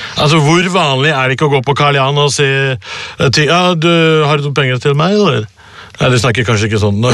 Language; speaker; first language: Norwegian; early bilingual, other home language; Urdu